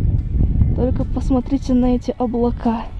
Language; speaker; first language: Russian; native; Russian